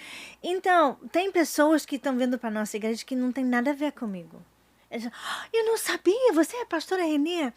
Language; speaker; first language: Portuguese; non-native, fluent; English